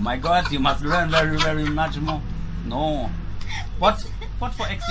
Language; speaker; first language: English; non-native, learner; German